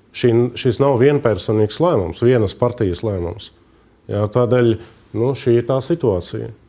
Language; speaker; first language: Latvian; native; Latvian